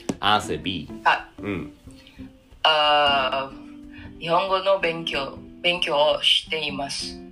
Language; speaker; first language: Japanese; non-native, learner; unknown